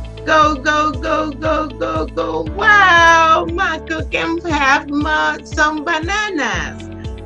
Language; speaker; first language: English; non-native, fluent; Spanish